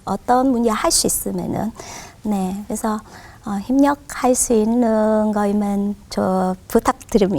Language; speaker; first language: Korean; non-native, fluent; Vietnamese